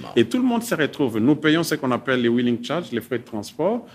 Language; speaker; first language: French; non-native, local second language; Swahili